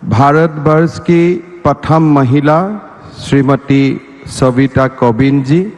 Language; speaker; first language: Hindi; non-native, local second language; Assamese